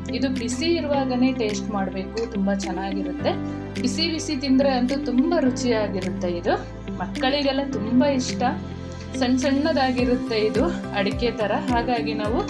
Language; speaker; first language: Kannada; non-native, local second language; Kodava